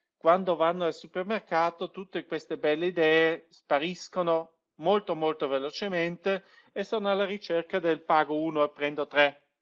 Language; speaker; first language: Italian; non-native, local second language; German